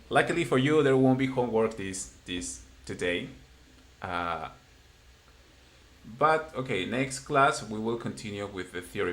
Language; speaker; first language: English; non-native, fluent; Spanish